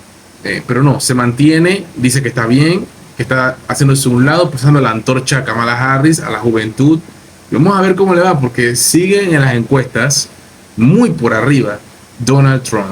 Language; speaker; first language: Spanish; native; Spanish